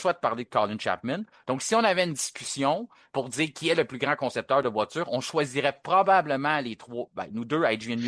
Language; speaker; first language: French; native; French